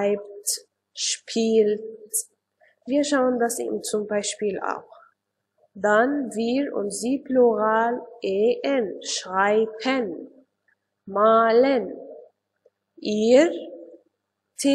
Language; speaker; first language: German; non-native, fluent; Arabic